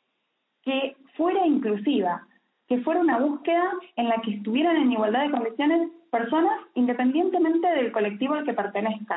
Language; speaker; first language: Spanish; native; Spanish